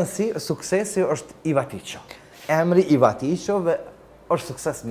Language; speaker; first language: Albanian; native; Albanian